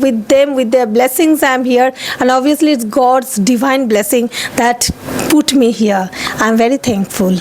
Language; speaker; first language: English; non-native, local second language; Bangla